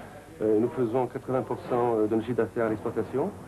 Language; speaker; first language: French; native; French